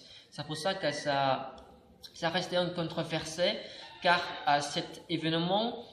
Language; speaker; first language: French; non-native, learner; Indonesian